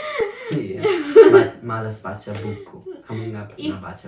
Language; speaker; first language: Indonesian; non-native, fluent; German